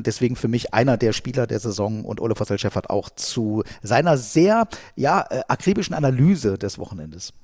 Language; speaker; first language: German; native; German